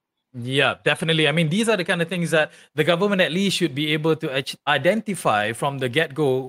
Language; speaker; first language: English; non-native, local second language; Malay